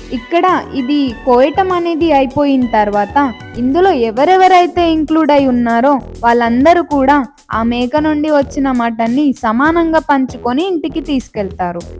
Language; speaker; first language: Telugu; non-native, local second language; Lambadi